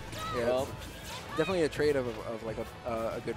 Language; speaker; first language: English; native; English